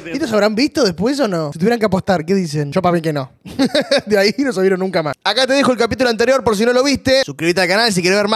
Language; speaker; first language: Spanish; native; Spanish